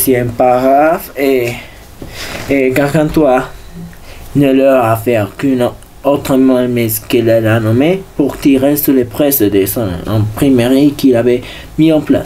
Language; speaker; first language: French; non-native, learner; Spanish